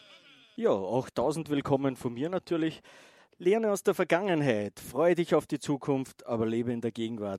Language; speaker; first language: German; native; German